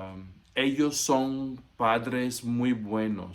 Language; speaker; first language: Spanish; non-native, fluent; English